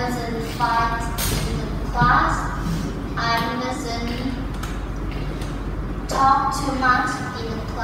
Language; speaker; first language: English; non-native, learner; Vietnamese